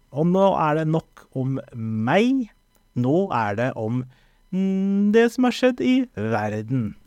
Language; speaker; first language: Norwegian; early bilingual, other home language; Somali